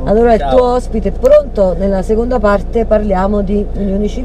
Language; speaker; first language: Italian; native; Italian